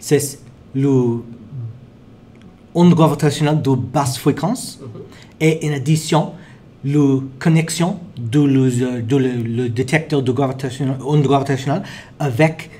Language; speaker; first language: French; non-native, learner; English